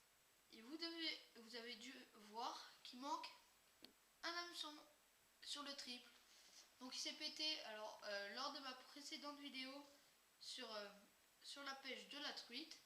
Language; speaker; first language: French; native; French